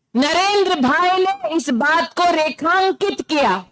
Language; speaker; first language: Hindi; non-native, local second language; Gujarati